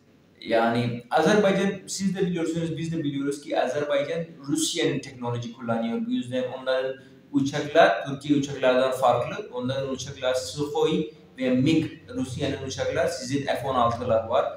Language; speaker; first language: Turkish; non-native, fluent; Urdu